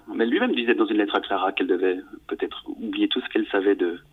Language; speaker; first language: French; native; French